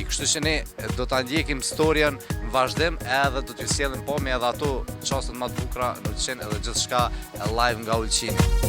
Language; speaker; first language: Albanian; native; Albanian